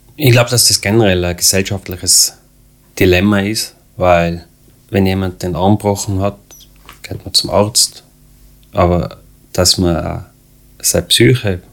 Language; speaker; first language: German; early bilingual, other home language; Croatian